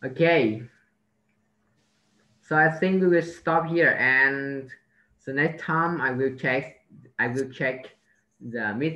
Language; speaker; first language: English; non-native, learner; Vietnamese